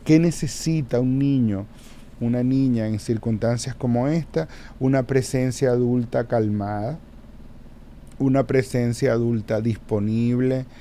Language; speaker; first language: Spanish; native; Spanish